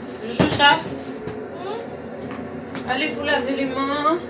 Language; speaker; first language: French; native; French